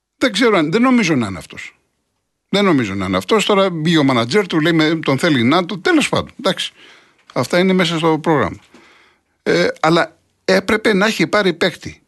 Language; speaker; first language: Greek; native; Greek